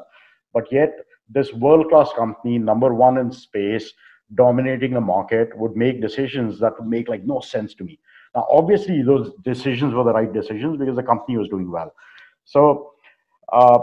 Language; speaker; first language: English; non-native, local second language; Hindi